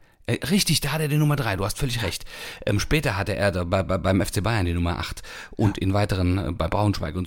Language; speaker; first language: German; native; German